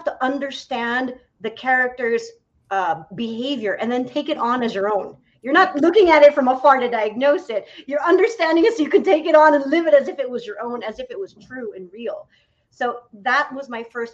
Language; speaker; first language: English; native; English